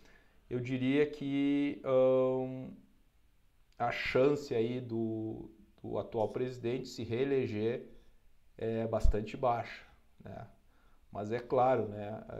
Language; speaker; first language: Portuguese; native; Portuguese